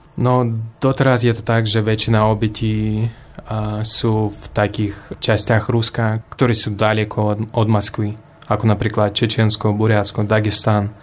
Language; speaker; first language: Slovak; non-native, fluent; Russian